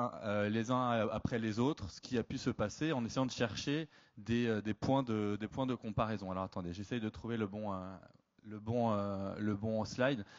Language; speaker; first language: French; native; French